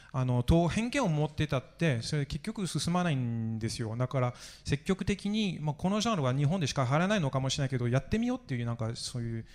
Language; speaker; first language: Japanese; non-native, fluent; French